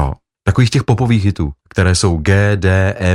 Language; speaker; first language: Czech; native; Czech